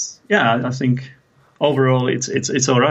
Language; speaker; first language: English; non-native, fluent; Czech